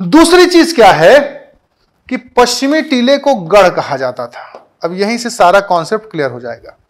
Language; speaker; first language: Hindi; native; Hindi